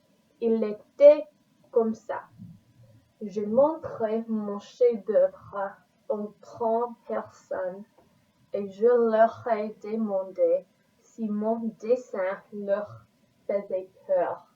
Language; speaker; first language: French; non-native, learner; English